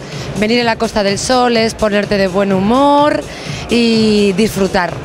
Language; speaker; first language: Spanish; native; Spanish